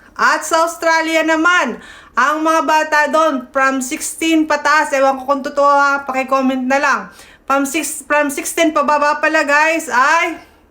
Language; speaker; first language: Filipino; native; Filipino